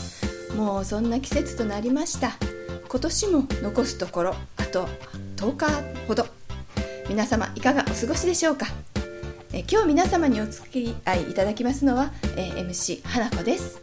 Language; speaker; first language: Japanese; native; Japanese